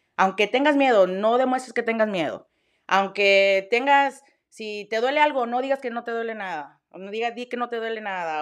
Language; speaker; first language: Spanish; early bilingual, heritage; Spanish